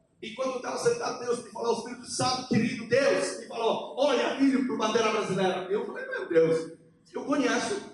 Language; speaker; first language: Portuguese; non-native, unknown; Polish